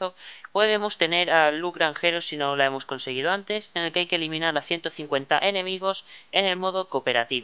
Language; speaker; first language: Spanish; native; Spanish